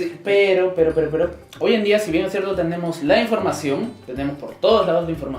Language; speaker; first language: Spanish; native; Spanish